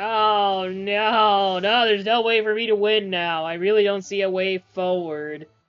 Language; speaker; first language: English; native; English